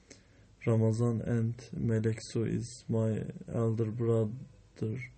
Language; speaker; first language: English; non-native, learner; Turkish